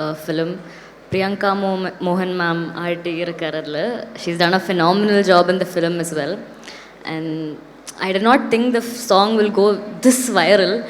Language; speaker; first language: Tamil; native; Tamil